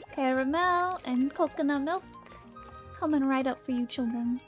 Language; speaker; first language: English; native; English